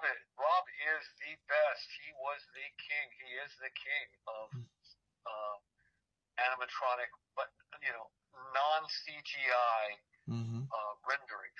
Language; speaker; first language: English; native; English